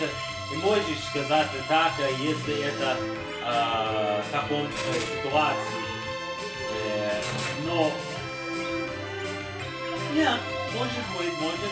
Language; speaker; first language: Russian; non-native, learner; English